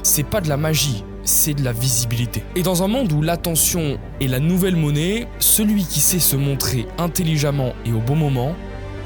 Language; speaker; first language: French; native; French